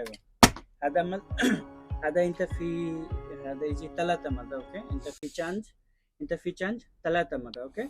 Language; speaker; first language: Arabic; non-native, learner; Bangla